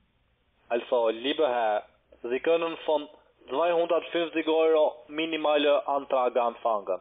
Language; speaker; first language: German; non-native, learner; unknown